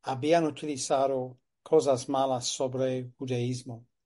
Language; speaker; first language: Spanish; non-native, fluent; English